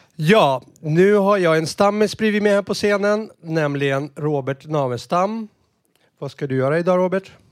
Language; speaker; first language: Swedish; native; Swedish